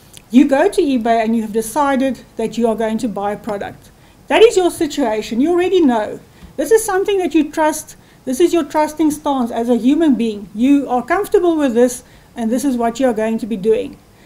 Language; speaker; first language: English; non-native, local second language; Afrikaans